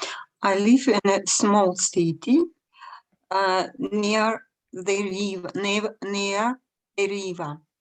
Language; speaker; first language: English; non-native, learner; Russian